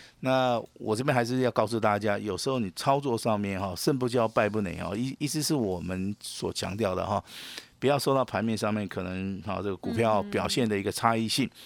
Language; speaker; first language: Chinese; native; Chinese